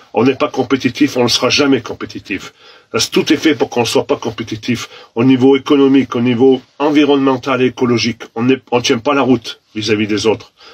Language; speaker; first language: French; native; French